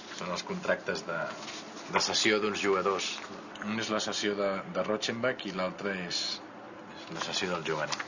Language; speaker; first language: Catalan; native; Catalan